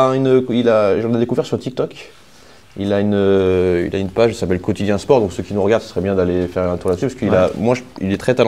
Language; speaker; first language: French; native; French